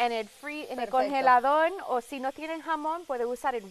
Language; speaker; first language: Spanish; early bilingual, heritage; English